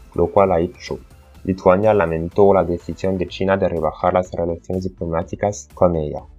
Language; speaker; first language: Spanish; non-native, fluent; French